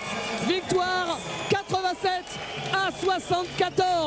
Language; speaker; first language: French; native; French